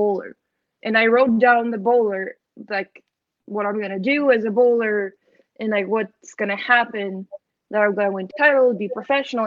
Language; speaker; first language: English; non-native, fluent; Ukrainian